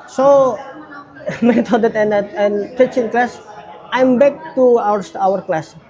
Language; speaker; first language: English; non-native, learner; Indonesian